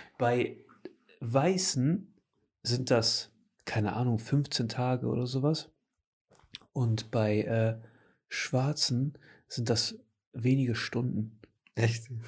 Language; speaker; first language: German; early bilingual, other home language; Portuguese